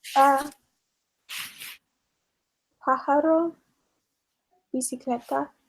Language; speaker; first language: Spanish; non-native, learner; English